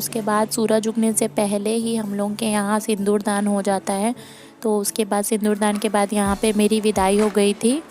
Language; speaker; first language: Hindi; non-native, local second language; Bangla